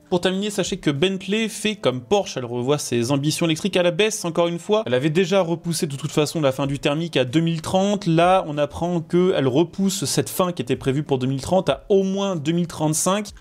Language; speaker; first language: French; native; French